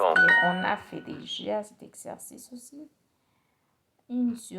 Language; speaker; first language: French; non-native, learner; Spanish